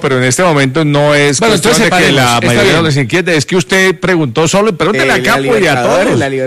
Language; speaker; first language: Spanish; native; Spanish